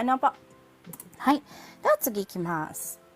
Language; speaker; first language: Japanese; non-native, fluent; Filipino